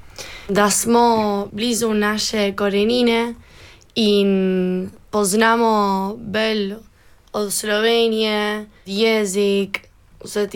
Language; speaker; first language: Slovenian; early bilingual, heritage; Slovenian